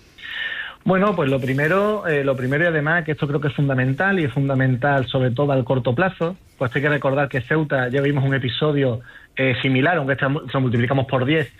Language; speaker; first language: Spanish; native; Spanish